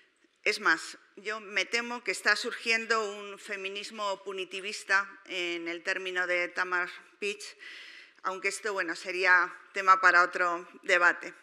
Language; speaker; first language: Spanish; native; Spanish